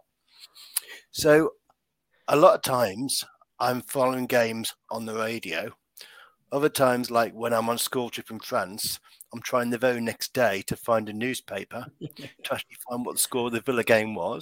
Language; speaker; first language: English; native; English